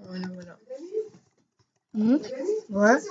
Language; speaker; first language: French; native; French